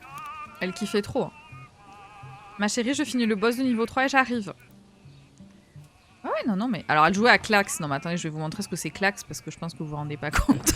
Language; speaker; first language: French; native; French